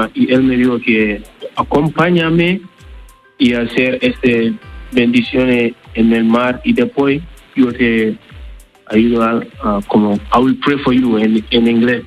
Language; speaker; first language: Spanish; non-native, learner; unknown